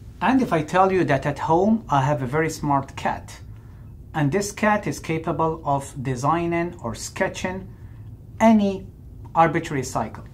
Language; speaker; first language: English; non-native, fluent; Arabic